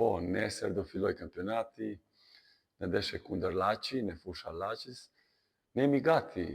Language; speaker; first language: Albanian; non-native, learner; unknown